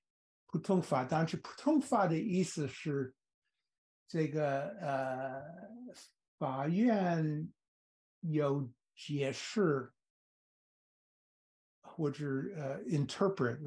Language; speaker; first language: Chinese; non-native, fluent; English